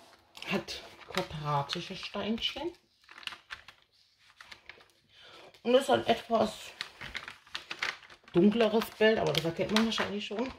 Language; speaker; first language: German; native; German